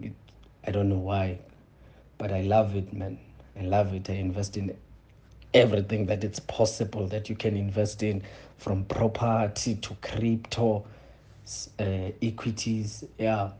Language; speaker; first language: English; non-native, local second language; Xhosa